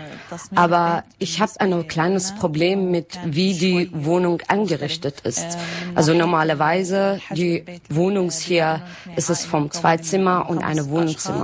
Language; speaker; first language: German; non-native, learner; Arabic